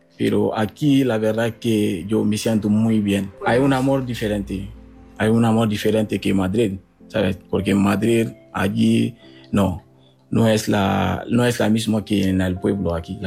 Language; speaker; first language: Spanish; non-native, fluent; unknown